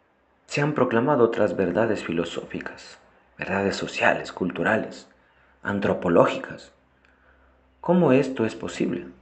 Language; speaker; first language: Spanish; non-native, fluent; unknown